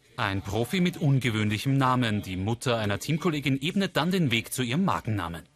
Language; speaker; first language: German; native; German